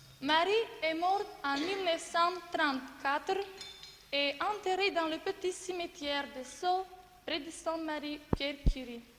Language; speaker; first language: French; non-native, learner; Macedonian